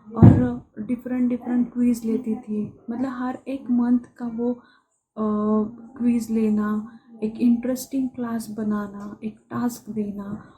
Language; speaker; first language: Hindi; non-native, local second language; Marathi